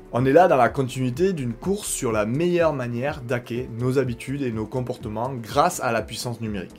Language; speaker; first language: French; native; French